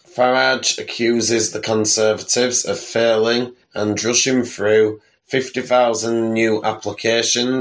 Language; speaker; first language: English; native; English